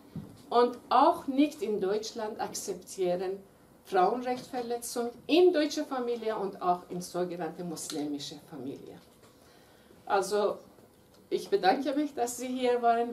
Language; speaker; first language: German; non-native, fluent; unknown